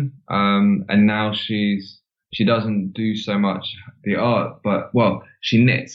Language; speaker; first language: English; native; English